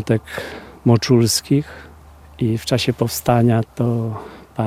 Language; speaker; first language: Polish; native; Polish